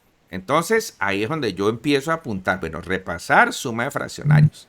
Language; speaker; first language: Spanish; native; Spanish